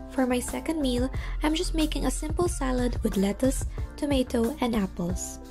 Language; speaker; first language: English; non-native, local second language; Filipino